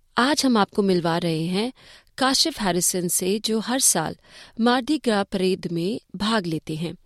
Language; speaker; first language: Hindi; native; Hindi